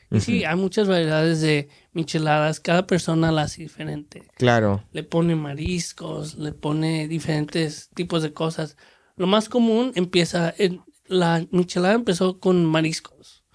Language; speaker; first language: Spanish; early bilingual, heritage; Spanish